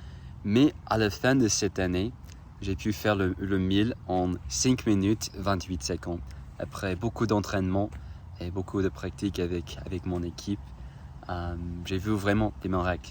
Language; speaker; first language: French; non-native, fluent; English